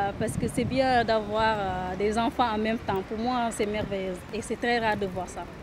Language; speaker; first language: French; non-native, local second language; Wolof